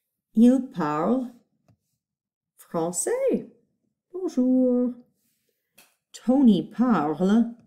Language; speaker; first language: French; non-native, fluent; English